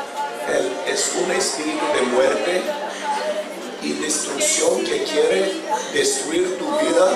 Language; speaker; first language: Spanish; non-native, fluent; Bulgarian